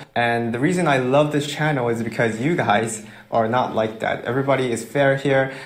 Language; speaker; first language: English; early bilingual, other home language; Japanese